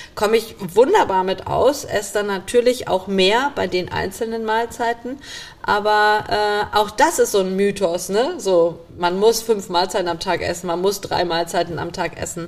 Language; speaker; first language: German; native; German